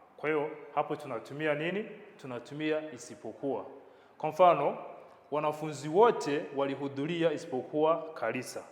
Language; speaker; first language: Swahili; non-native, local second language; Kinyarwanda